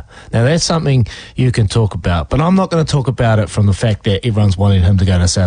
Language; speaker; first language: English; native; English